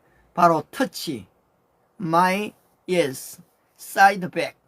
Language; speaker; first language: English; non-native, learner; Korean